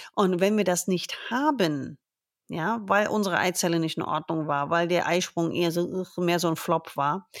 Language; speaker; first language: German; non-native, fluent; English